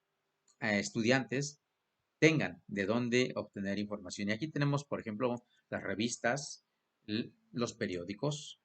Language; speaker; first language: Spanish; native; Spanish